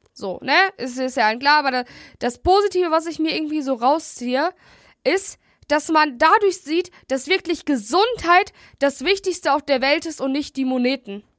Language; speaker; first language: German; native; German